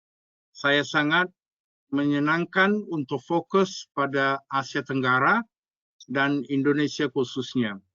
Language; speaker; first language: Indonesian; non-native, fluent; English